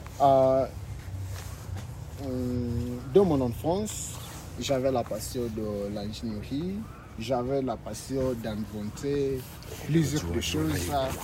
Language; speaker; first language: French; non-native, learner; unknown